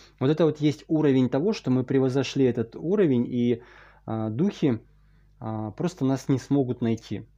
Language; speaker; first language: Russian; native; Russian